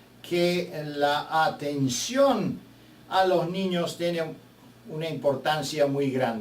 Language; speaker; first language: Spanish; non-native, fluent; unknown